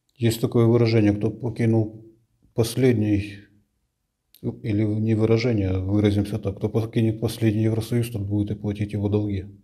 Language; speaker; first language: Russian; native; Russian